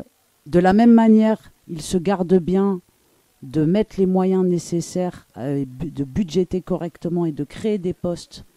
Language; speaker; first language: French; native; French